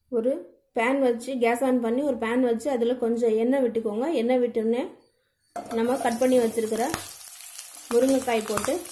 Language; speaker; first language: Tamil; non-native, local second language; Telugu